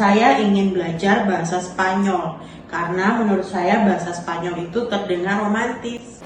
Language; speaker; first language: Indonesian; native; Indonesian